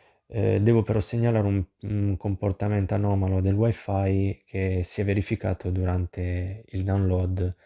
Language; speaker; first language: Italian; native; Italian